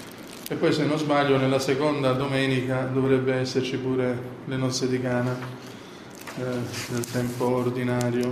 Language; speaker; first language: Italian; native; Italian